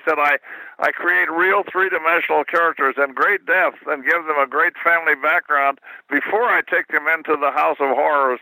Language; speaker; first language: English; native; English